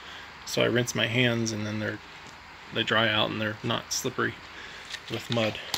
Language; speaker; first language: English; native; English